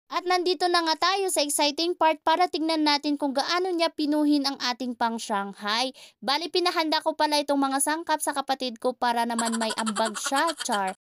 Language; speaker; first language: Filipino; native; Filipino